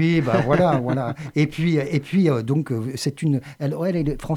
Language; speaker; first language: French; native; French